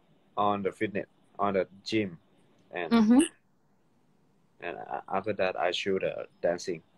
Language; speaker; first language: English; non-native, learner; Thai